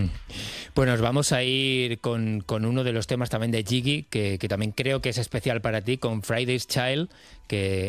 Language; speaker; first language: Spanish; native; Spanish